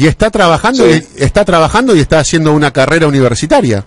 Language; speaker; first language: Spanish; native; Spanish